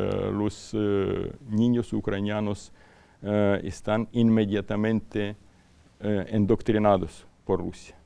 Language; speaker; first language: Spanish; non-native, fluent; Ukrainian